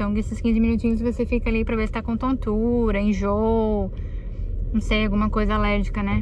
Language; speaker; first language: Portuguese; native; Portuguese